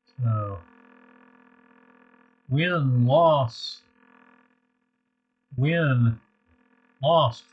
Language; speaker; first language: English; native; English